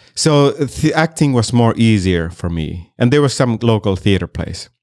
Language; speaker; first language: English; non-native, fluent; Finnish